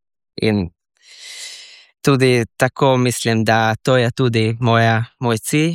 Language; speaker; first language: Slovenian; early bilingual, heritage; Slovenian